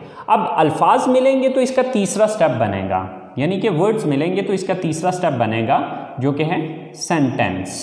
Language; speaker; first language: Urdu; native; Urdu